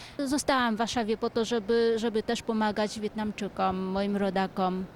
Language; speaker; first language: Polish; non-native, fluent; Vietnamese